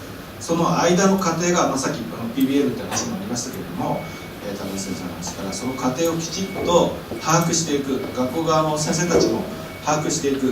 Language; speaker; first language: Japanese; native; Japanese